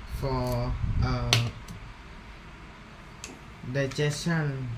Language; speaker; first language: English; non-native, learner; Thai